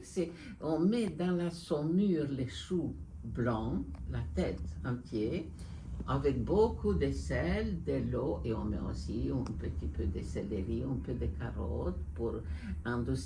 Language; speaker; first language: French; non-native, fluent; Romanian